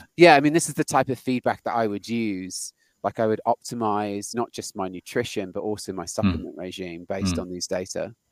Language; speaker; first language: English; native; English